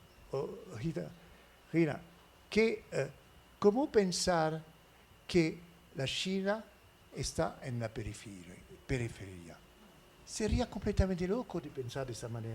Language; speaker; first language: Spanish; non-native, fluent; French